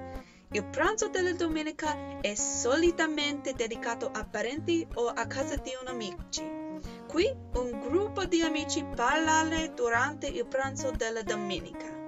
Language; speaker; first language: Italian; non-native, learner; English